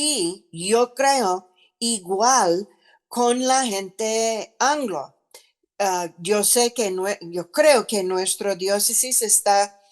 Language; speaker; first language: Spanish; non-native, fluent; English